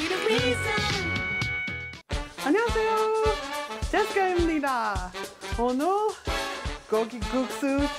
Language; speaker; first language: Korean; non-native, learner; English